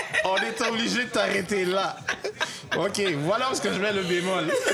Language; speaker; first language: French; native; French